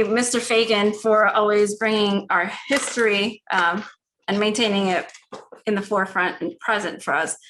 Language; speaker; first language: English; early bilingual, other home language; Spanish